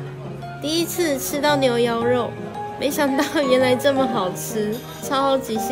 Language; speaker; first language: Chinese; native; Chinese